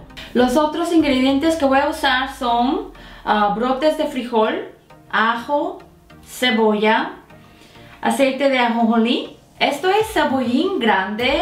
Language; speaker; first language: Spanish; non-native, fluent; Korean